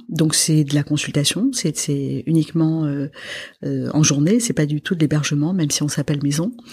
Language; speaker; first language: French; non-native, local second language; Arabic